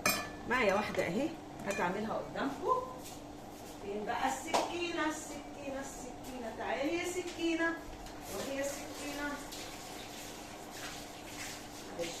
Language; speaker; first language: Arabic; native; Arabic